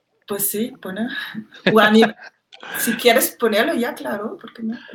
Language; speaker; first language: Spanish; non-native, fluent; German